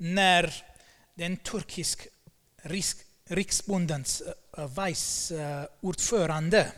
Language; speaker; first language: Swedish; non-native, fluent; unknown